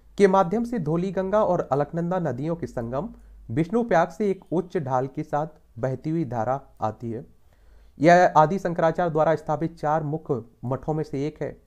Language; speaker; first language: Hindi; native; Hindi